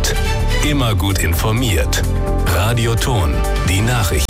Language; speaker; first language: German; native; German